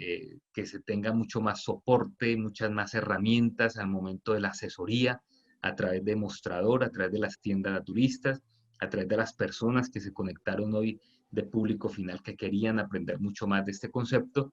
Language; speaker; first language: Spanish; native; Spanish